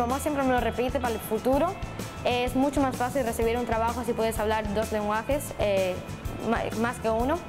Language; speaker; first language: Spanish; early bilingual, heritage; Spanish